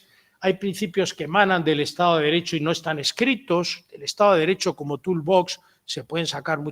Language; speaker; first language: Spanish; native; Spanish